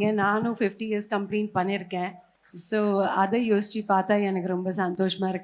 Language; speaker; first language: Tamil; non-native, fluent; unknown